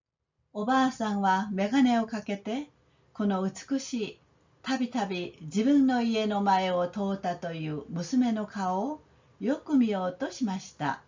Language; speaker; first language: Japanese; non-native, fluent; Korean